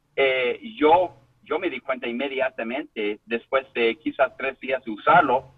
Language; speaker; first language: Spanish; non-native, fluent; English